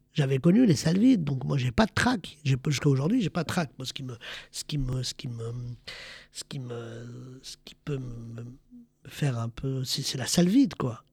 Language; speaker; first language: French; early bilingual, other home language; Arabic